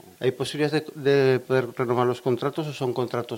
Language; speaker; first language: Spanish; native; Spanish